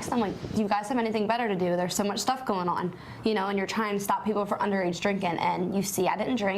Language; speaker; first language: English; native; English